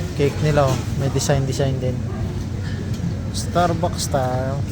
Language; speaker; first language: English; non-native, learner; Filipino